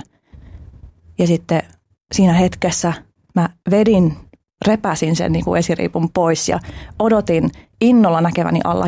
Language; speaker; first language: Finnish; early bilingual, other home language; Albanian